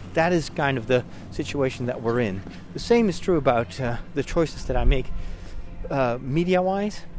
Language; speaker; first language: English; non-native, fluent; Dutch